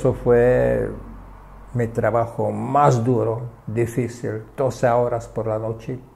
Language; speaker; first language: Spanish; non-native, fluent; Czech